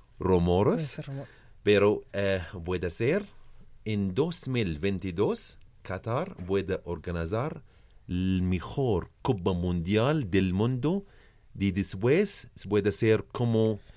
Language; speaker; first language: Spanish; non-native, learner; Arabic